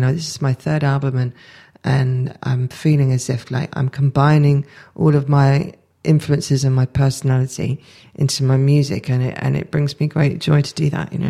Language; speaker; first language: English; native; English